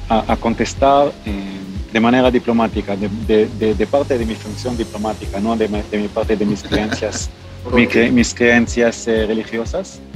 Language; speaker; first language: Spanish; non-native, fluent; Hebrew